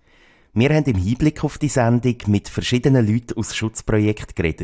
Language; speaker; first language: German; native; German